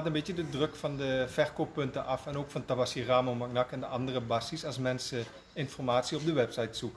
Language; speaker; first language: Dutch; native; Dutch